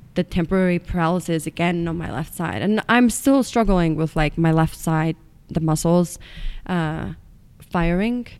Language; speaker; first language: English; non-native, fluent; Estonian